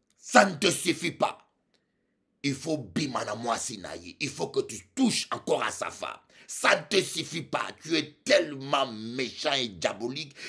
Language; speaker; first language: French; non-native, local second language; Lingala